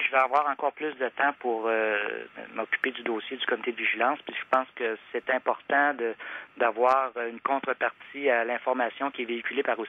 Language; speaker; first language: French; native; French